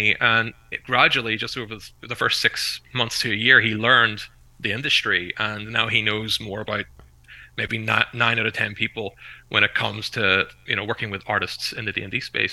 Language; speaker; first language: English; native; English